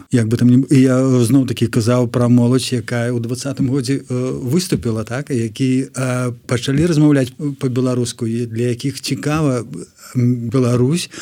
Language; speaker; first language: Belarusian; non-native, local second language; Russian